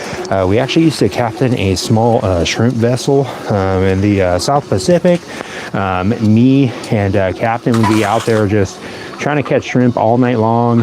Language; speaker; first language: English; native; English